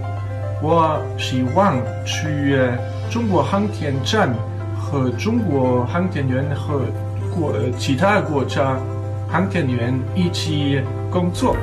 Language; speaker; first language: Chinese; non-native, learner; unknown